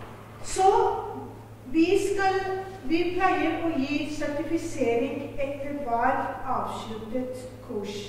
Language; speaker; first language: Norwegian; non-native, fluent; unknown